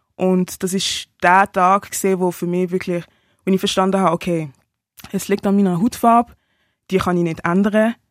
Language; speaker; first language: German; native; German